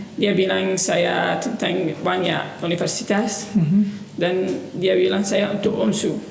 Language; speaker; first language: Indonesian; non-native, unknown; Arabic